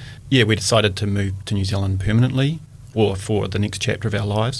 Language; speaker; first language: English; native; English